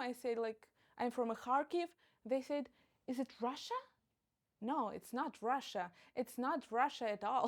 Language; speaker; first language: English; non-native, fluent; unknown